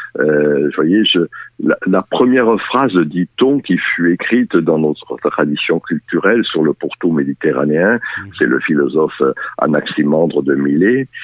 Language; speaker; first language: French; native; French